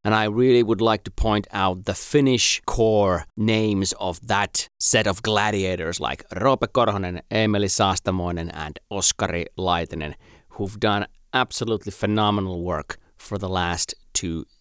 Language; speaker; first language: English; non-native, fluent; Finnish